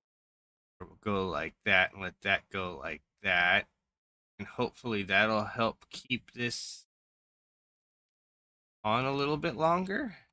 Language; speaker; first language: English; native; English